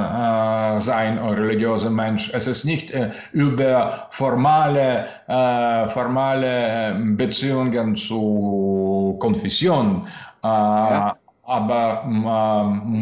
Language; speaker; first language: German; non-native, learner; Russian